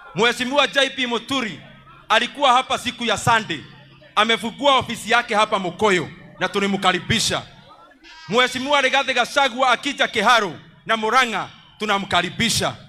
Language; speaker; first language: Swahili; non-native, local second language; Kikuyu